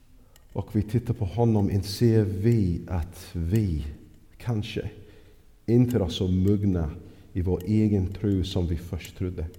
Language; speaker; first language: Swedish; non-native, fluent; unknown